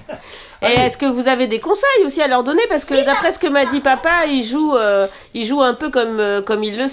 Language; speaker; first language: French; native; French